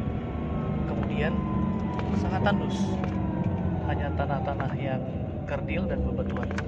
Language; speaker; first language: Indonesian; native; Indonesian